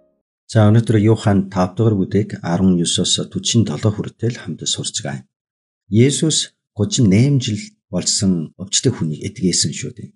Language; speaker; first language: Mongolian; non-native, fluent; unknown